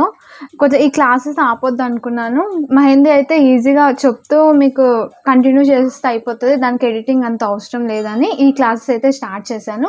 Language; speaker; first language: Telugu; native; Telugu